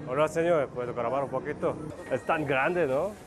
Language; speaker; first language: Spanish; non-native, fluent; Korean